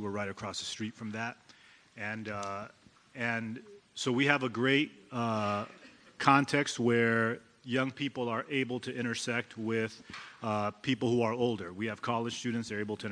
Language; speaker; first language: English; early bilingual, other home language; Spanish